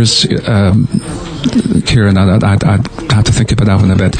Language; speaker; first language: English; native; English